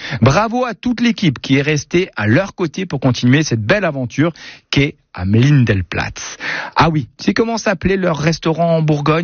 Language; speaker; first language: French; native; French